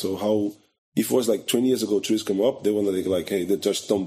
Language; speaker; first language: English; non-native, fluent; Portuguese